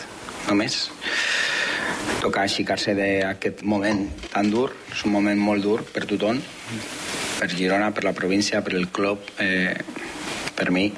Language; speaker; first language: Catalan; non-native, fluent; Spanish